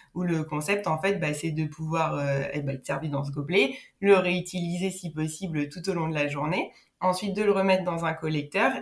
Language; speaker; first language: French; native; French